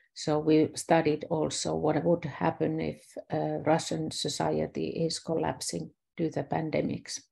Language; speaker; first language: English; non-native, fluent; Finnish